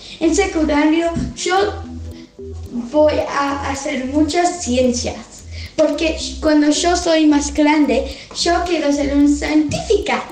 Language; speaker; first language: Spanish; early bilingual, heritage; Spanish